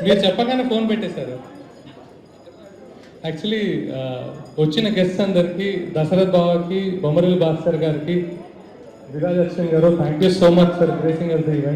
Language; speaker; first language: Telugu; native; Telugu